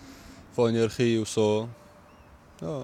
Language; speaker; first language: Swedish; non-native, learner; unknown